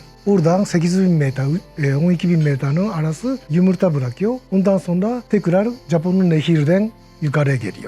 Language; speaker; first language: Turkish; non-native, learner; Japanese